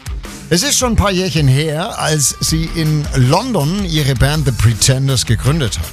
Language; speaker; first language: German; native; German